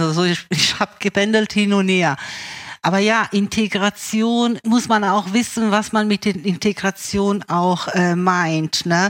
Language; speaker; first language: German; early bilingual, other home language; Italian